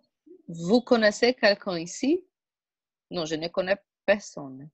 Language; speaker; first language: French; non-native, learner; Portuguese